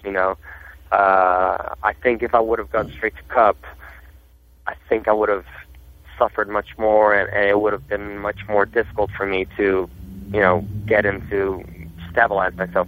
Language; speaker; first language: English; non-native, fluent; Portuguese